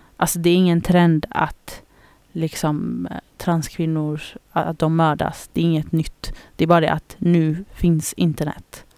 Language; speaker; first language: Swedish; early bilingual, other home language; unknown